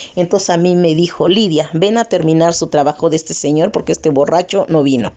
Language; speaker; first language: Spanish; early bilingual, other home language; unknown